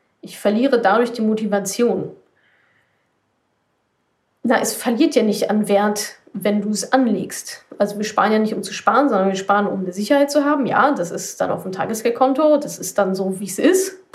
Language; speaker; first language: German; native; German